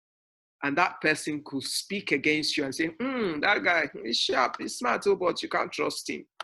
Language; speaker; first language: English; non-native, local second language; Yoruba